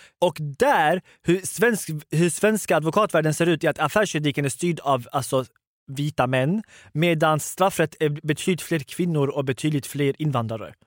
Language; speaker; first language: Swedish; early bilingual, other home language; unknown